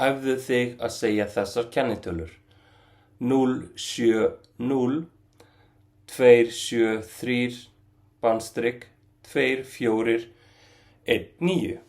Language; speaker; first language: Icelandic; non-native, fluent; Arabic